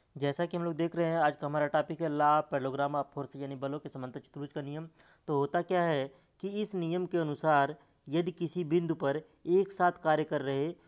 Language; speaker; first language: Hindi; native; Hindi